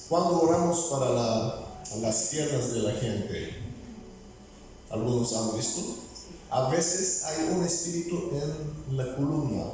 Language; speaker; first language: Spanish; non-native, fluent; Bulgarian